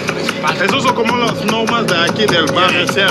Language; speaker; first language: Spanish; non-native, learner; English